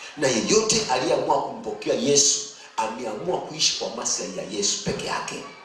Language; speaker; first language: Swahili; native; Swahili